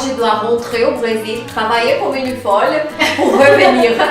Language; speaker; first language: French; non-native, fluent; Portuguese